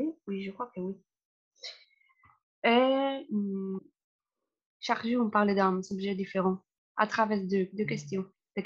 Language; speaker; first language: French; non-native, fluent; Spanish